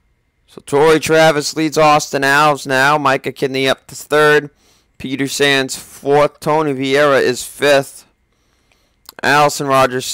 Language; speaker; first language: English; native; English